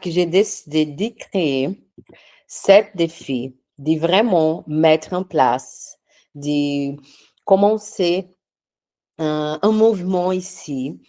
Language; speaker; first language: French; non-native, fluent; Portuguese